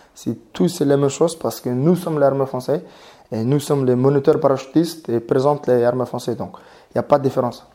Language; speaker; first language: French; non-native, fluent; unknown